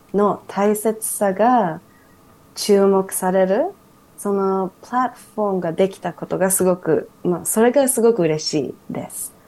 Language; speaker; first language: Japanese; early bilingual, heritage; Japanese